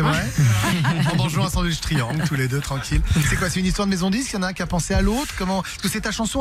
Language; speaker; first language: French; native; French